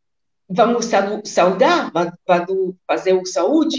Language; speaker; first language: Portuguese; non-native, fluent; Italian